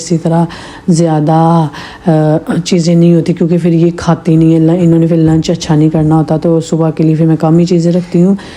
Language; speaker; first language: Urdu; native; Urdu